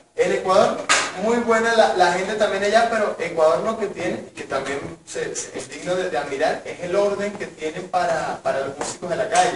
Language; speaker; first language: Spanish; native; Spanish